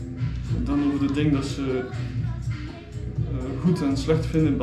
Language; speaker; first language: Dutch; non-native, fluent; French